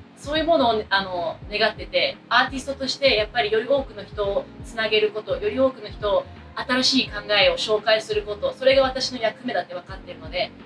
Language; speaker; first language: Japanese; early bilingual, heritage; Japanese